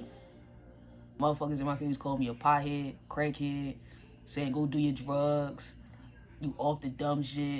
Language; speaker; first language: English; native; English